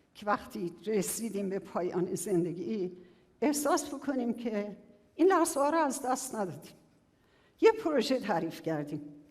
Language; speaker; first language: Persian; native; Persian